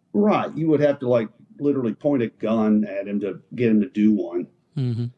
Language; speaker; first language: English; native; English